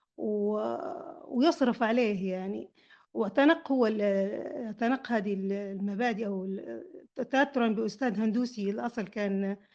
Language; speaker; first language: Arabic; native; Arabic